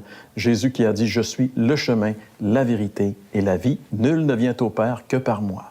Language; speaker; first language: French; native; French